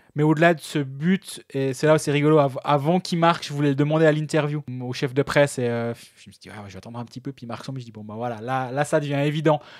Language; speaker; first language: French; native; French